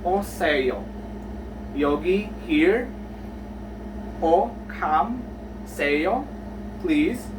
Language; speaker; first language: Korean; non-native, learner; Filipino